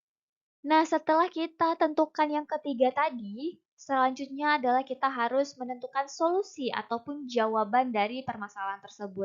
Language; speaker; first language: Indonesian; native; Indonesian